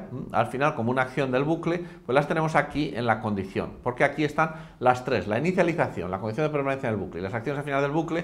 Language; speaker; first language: Spanish; native; Spanish